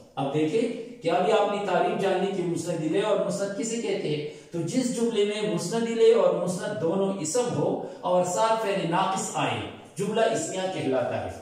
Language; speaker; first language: Urdu; non-native, local second language; Pashto